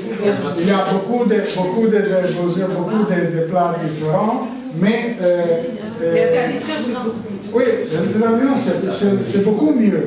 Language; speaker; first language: French; non-native, learner; Italian